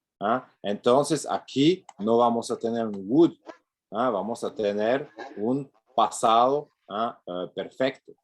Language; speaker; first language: Spanish; non-native, fluent; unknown